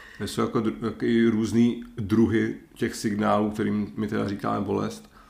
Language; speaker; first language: Czech; native; Czech